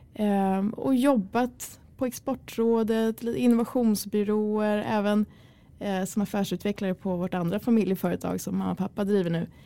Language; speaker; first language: Swedish; early bilingual, other home language; Kurdish